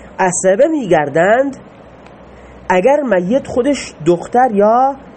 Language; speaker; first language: Persian; non-native, local second language; Baluchi